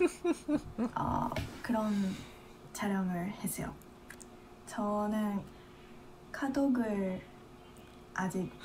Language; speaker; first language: Korean; non-native, fluent; Japanese